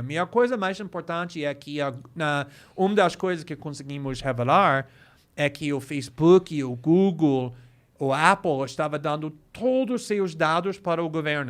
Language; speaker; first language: Portuguese; non-native, fluent; English